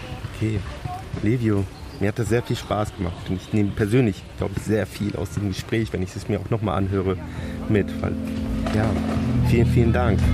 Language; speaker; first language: German; native; German